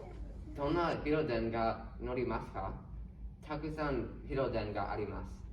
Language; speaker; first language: Japanese; non-native, learner; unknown